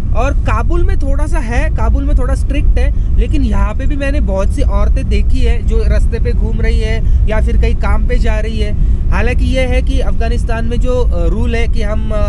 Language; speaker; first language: Hindi; non-native, local second language; Marathi